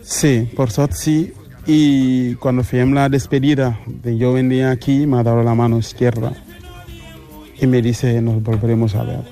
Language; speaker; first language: Spanish; non-native, fluent; Wolof